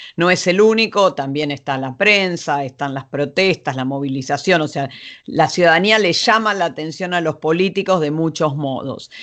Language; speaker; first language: Spanish; non-native, fluent; Dutch